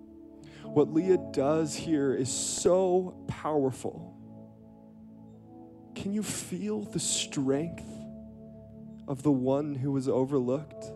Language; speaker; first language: English; native; English